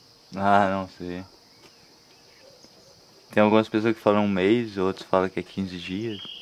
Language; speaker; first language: Portuguese; native; Portuguese